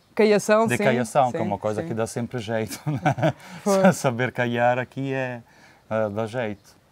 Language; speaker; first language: Portuguese; non-native, fluent; Italian